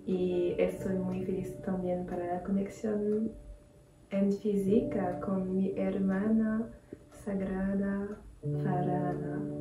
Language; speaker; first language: Spanish; non-native, learner; French